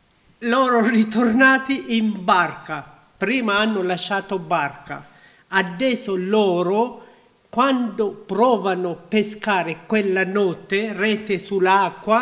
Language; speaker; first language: Italian; non-native, learner; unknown